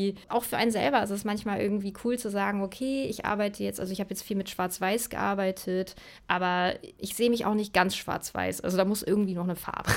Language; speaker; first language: German; native; German